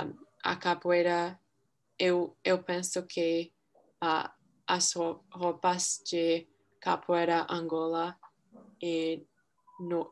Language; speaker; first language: Portuguese; non-native, learner; English